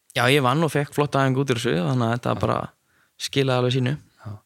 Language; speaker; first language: Icelandic; native; Icelandic